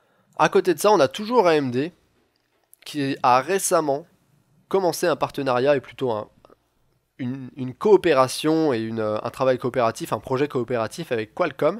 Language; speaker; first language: French; native; French